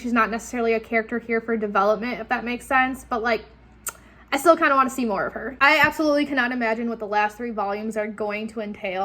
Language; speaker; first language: English; native; English